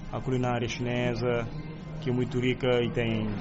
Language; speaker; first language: Portuguese; non-native, local second language; Kabuverdianu